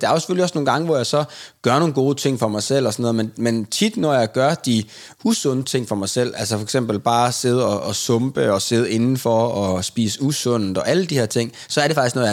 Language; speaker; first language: Danish; native; Danish